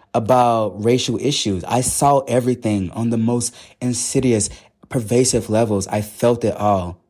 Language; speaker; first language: English; native; English